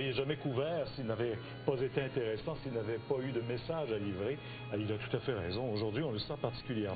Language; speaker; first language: French; native; French